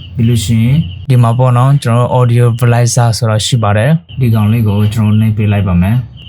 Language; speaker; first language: Burmese; non-native, local second language; Shan